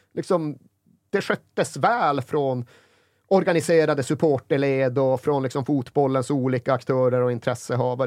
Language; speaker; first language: Swedish; native; Swedish